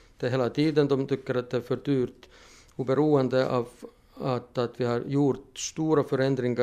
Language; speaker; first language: Swedish; non-native, fluent; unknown